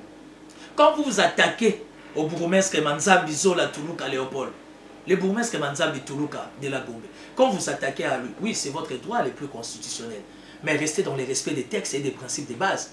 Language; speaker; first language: French; non-native, local second language; Lingala